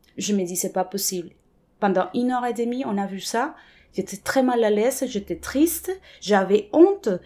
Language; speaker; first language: French; non-native, fluent; Spanish